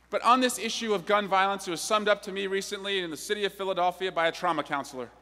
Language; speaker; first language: English; native; English